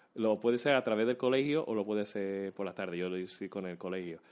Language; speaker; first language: Spanish; non-native, fluent; English